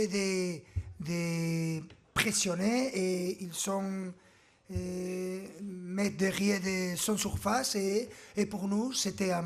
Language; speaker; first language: French; non-native, learner; Spanish